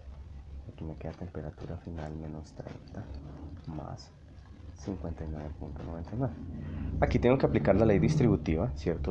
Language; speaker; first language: Spanish; native; Spanish